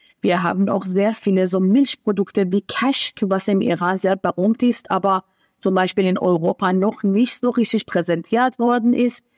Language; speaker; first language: German; non-native, fluent; Persian